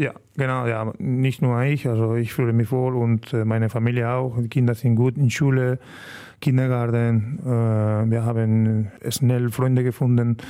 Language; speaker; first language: German; non-native, learner; Spanish